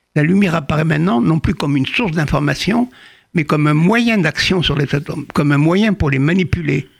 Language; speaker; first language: French; native; French